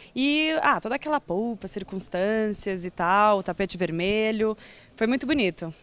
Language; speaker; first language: Portuguese; early bilingual, other home language; Spanish